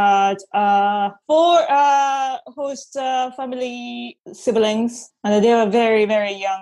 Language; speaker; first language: English; non-native, fluent; Japanese